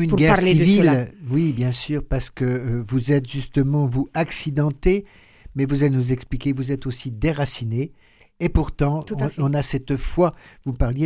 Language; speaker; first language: French; native; French